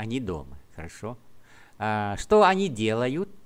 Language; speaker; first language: Russian; non-native, fluent; Vietnamese